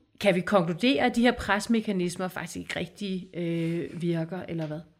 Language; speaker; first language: Danish; native; Danish